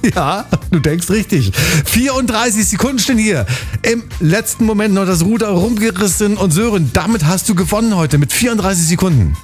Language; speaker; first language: German; native; German